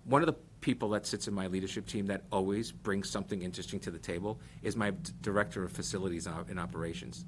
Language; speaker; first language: English; early bilingual, other home language; Portuguese